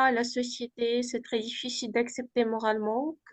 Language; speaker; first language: French; non-native, fluent; Uzbek